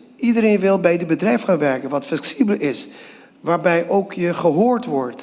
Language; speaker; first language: Dutch; non-native, local second language; Papiamento